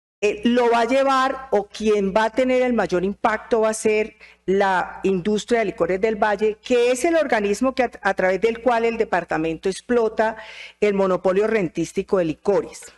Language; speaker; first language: Spanish; native; Spanish